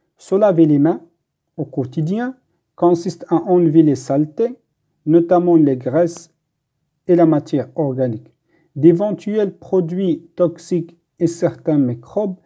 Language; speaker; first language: French; non-native, local second language; Arabic